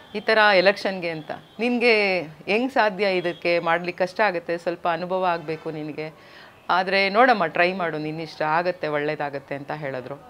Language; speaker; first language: Kannada; native; Kannada